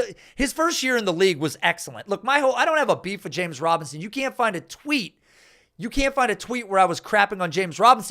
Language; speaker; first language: English; native; English